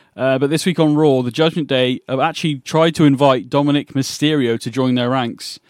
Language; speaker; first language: English; native; English